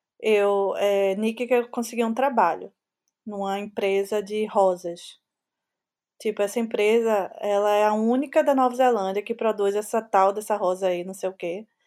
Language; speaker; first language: Portuguese; native; Portuguese